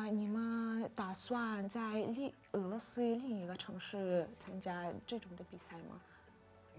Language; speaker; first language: Chinese; non-native, fluent; Russian